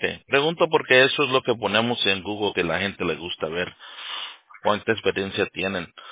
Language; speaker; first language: Spanish; early bilingual, heritage; Spanish